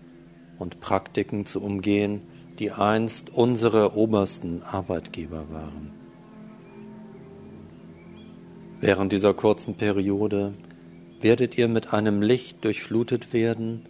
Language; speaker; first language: German; native; German